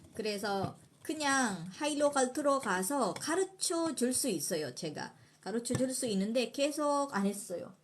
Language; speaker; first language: Korean; non-native, fluent; Filipino